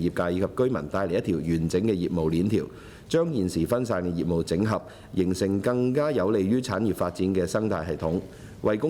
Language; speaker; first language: Cantonese; native; Cantonese